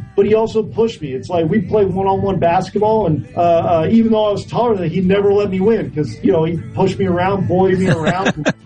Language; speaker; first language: English; native; English